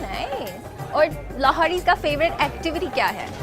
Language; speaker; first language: Hindi; non-native, fluent; Chinese